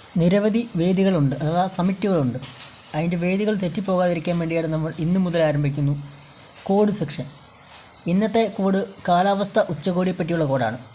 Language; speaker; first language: Malayalam; native; Malayalam